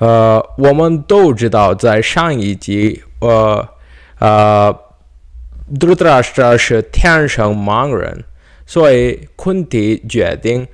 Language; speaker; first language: Chinese; non-native, learner; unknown